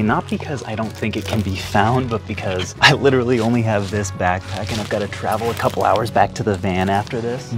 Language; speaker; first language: English; native; English